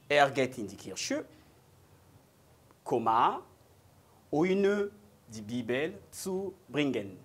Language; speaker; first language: German; non-native, learner; French